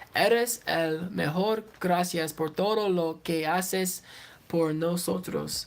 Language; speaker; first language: Spanish; non-native, learner; English